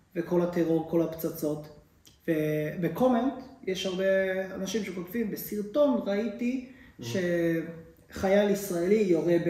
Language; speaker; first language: Hebrew; non-native, fluent; Japanese